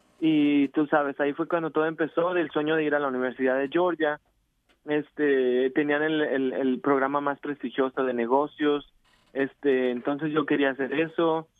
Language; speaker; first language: Spanish; native; Spanish